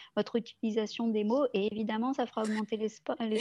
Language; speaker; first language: French; native; French